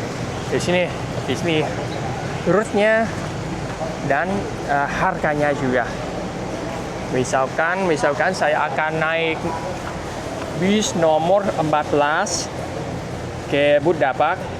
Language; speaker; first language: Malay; non-native, fluent; Vietnamese